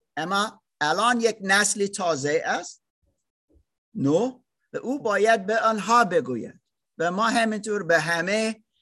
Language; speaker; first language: Persian; non-native, learner; German